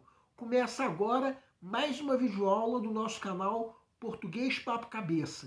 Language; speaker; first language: Portuguese; native; Portuguese